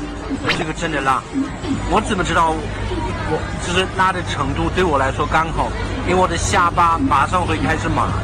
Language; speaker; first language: Chinese; non-native, fluent; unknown